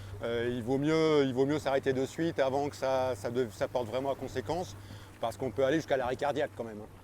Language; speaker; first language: French; native; French